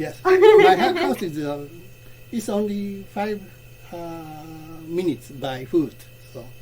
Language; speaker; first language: English; non-native, learner; Japanese